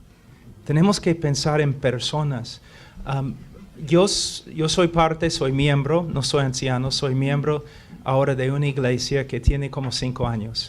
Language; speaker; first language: Spanish; non-native, fluent; English